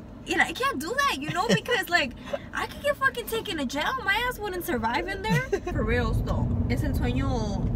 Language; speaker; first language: English; early bilingual, other home language; Spanish